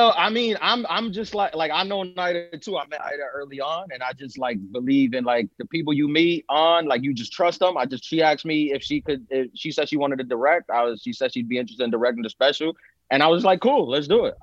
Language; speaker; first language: English; early bilingual, other home language; Spanish